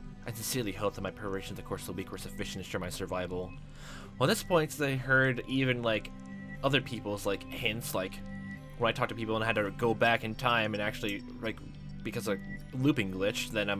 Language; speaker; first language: English; native; English